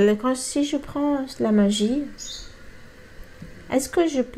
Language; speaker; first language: French; native; French